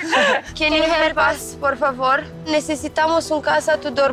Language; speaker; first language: Spanish; non-native, learner; Romanian